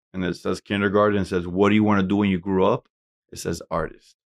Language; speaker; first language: English; native; English